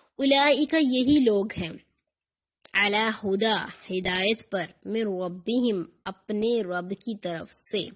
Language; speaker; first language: Urdu; native; Urdu